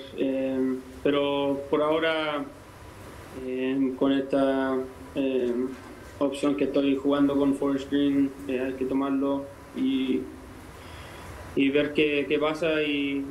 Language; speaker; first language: Spanish; native; Spanish